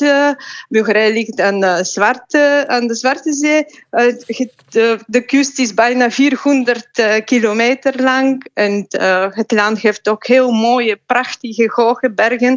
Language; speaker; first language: Dutch; non-native, fluent; Bulgarian